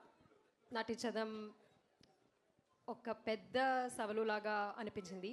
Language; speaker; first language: Telugu; non-native, learner; Malayalam